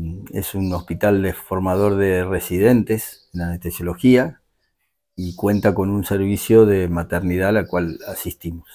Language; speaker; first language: Spanish; native; Spanish